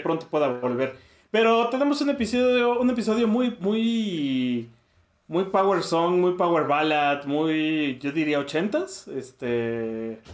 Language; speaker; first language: Spanish; native; Spanish